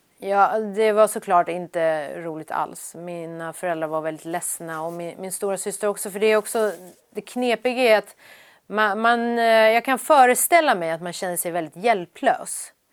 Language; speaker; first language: Swedish; early bilingual, other home language; Persian